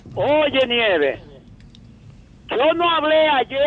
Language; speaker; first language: Spanish; native; Spanish